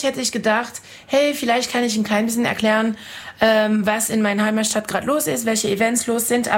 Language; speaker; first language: German; non-native, fluent; French